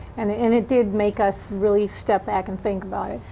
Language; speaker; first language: English; native; English